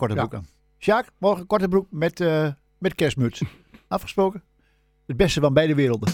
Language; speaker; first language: Dutch; native; Dutch